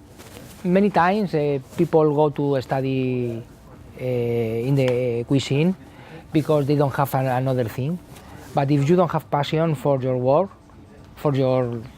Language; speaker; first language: English; non-native, learner; Spanish